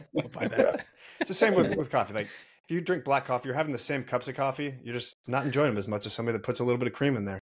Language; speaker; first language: English; native; English